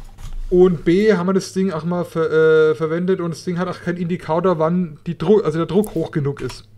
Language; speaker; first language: German; native; German